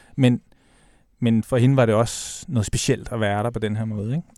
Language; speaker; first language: Danish; native; Danish